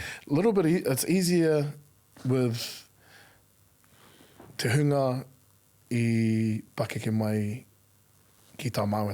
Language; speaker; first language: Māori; non-native, local second language; English